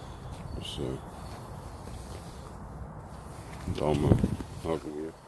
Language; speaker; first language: Dutch; early bilingual, other home language; Turkish